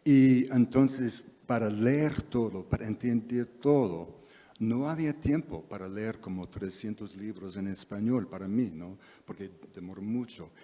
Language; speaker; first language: Spanish; non-native, fluent; English